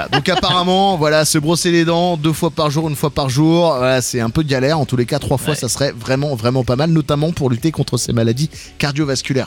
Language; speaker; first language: French; native; French